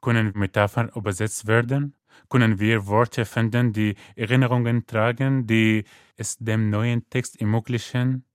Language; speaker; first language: German; non-native, fluent; Arabic